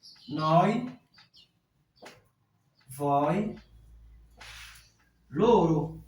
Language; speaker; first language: Italian; non-native, fluent; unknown